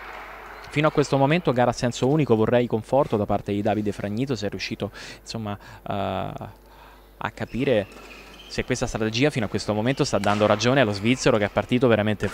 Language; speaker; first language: Italian; native; Italian